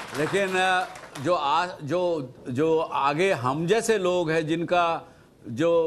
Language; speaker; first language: Hindi; native; Hindi